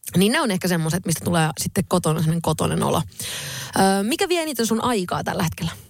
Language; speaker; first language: Finnish; native; Finnish